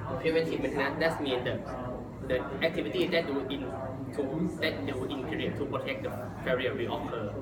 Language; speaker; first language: English; non-native, learner; Thai